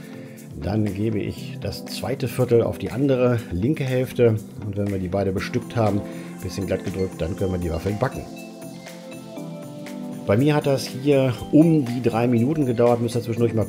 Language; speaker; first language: German; native; German